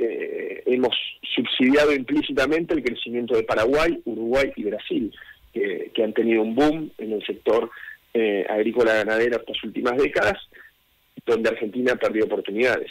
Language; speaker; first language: Spanish; native; Spanish